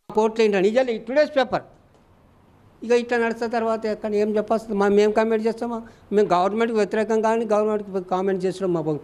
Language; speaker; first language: Telugu; native; Telugu